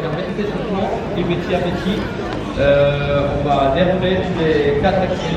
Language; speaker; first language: French; native; French